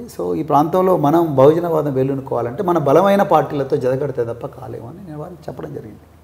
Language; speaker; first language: Telugu; native; Telugu